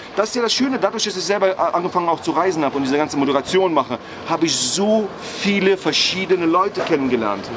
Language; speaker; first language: German; early bilingual, other home language; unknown